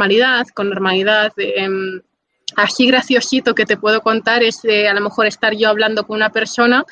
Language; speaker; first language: Spanish; native; Spanish